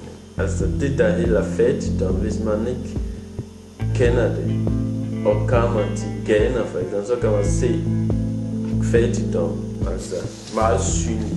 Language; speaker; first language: Danish; non-native, fluent; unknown